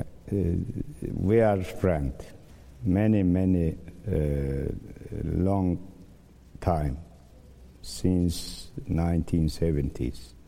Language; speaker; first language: English; non-native, learner; Turkish